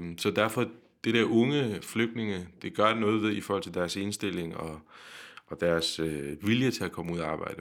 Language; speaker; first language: Danish; non-native, fluent; Turkish